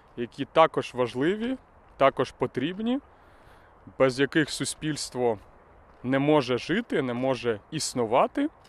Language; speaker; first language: Ukrainian; native; Ukrainian